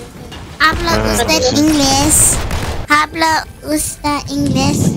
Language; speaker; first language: Spanish; non-native, learner; English